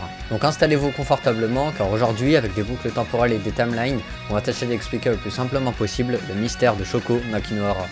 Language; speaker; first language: French; native; French